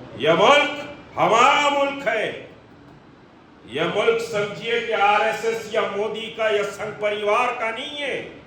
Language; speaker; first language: Urdu; native; Urdu